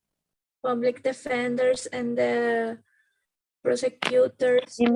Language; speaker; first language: English; non-native, learner; Spanish